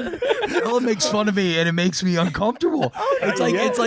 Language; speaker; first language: English; native; English